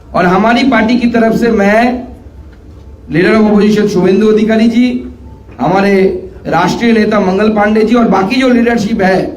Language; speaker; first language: Hindi; non-native, local second language; Bangla